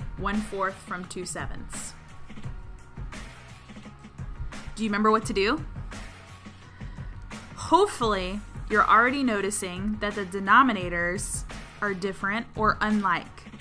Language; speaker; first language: English; native; English